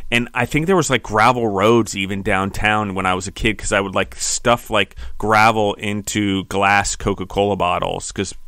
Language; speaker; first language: English; native; English